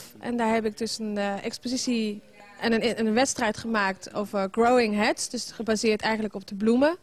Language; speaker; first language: Dutch; native; Dutch